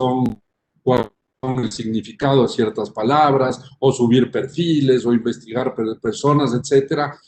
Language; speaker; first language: Spanish; native; Spanish